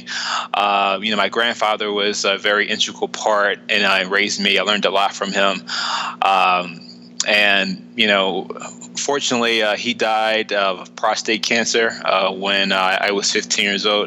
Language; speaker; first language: English; native; English